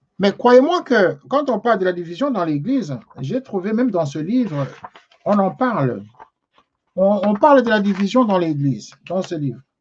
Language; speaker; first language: French; non-native, local second language; Lingala